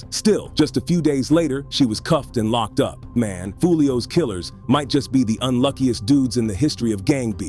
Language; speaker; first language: English; native; English